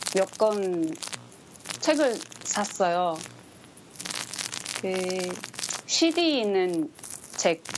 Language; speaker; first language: Korean; non-native, learner; Japanese